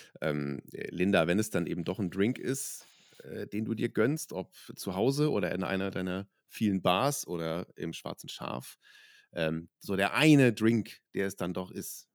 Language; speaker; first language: German; native; German